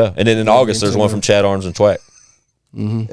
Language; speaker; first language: English; native; English